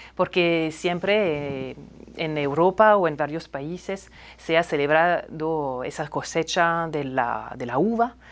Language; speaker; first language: Spanish; non-native, fluent; French